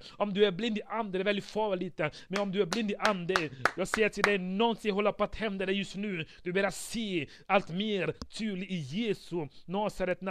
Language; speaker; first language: Swedish; non-native, fluent; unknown